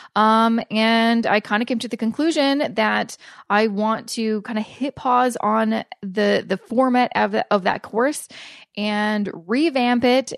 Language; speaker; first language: English; native; English